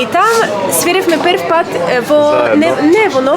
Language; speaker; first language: Macedonian; non-native, learner; Polish